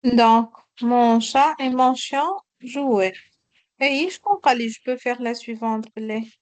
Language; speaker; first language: French; non-native, local second language; Arabic